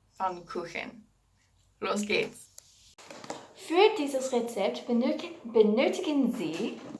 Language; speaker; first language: German; non-native, learner; English